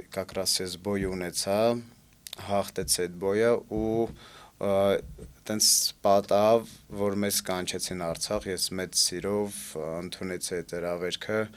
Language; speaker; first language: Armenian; early bilingual, heritage; Armenian